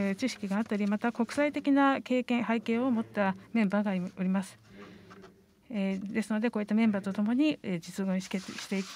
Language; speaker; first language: Japanese; non-native, fluent; Estonian